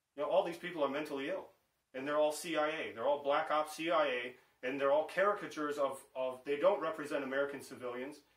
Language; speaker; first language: English; native; English